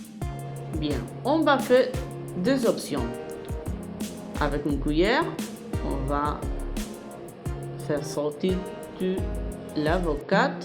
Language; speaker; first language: French; non-native, fluent; Spanish